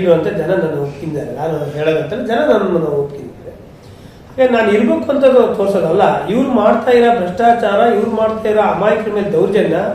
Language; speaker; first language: Kannada; native; Kannada